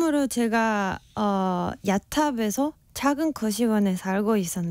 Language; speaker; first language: Korean; non-native, fluent; Spanish